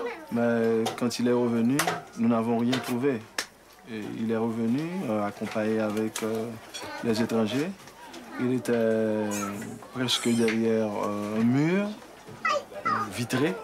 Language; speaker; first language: French; non-native, local second language; Haitian Creole